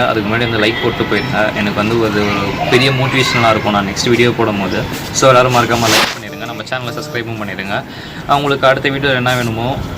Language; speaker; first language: Tamil; native; Tamil